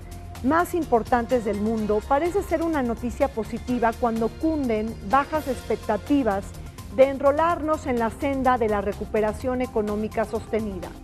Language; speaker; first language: Spanish; native; Spanish